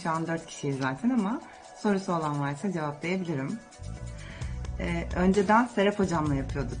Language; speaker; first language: Turkish; native; Turkish